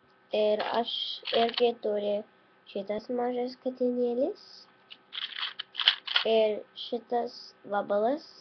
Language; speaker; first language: Lithuanian; early bilingual, heritage; Lithuanian